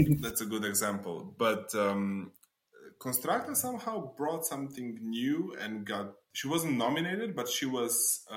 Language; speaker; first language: English; non-native, fluent; Slovenian